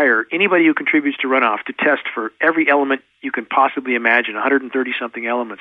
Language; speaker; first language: English; native; English